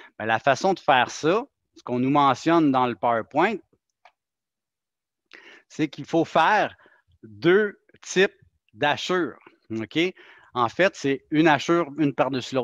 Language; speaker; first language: French; native; French